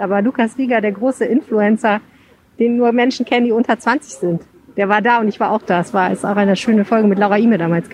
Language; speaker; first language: German; native; German